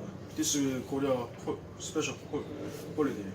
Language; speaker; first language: English; non-native, learner; Korean